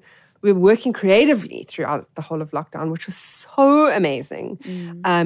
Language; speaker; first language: English; native; English